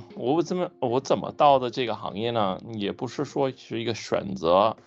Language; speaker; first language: Chinese; non-native, fluent; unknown